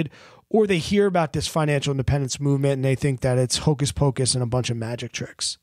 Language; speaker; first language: English; native; English